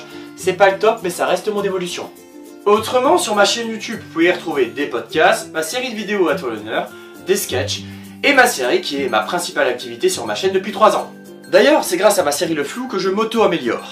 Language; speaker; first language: French; native; French